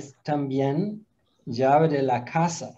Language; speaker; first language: Spanish; non-native, fluent; German